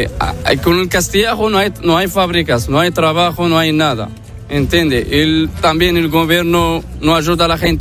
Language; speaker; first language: Spanish; non-native, learner; Arabic